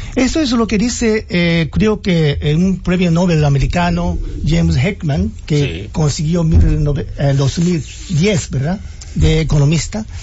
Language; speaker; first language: Spanish; non-native, fluent; Japanese